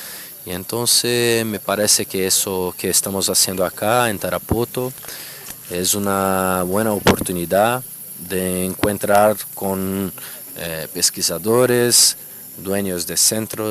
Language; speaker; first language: Spanish; non-native, fluent; Portuguese